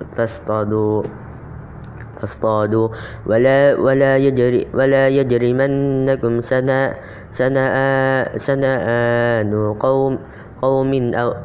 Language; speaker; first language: Arabic; non-native, learner; Indonesian